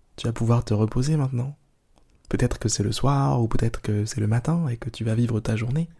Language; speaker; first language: French; native; French